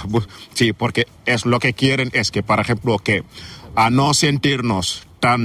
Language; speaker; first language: Spanish; non-native, fluent; Wolof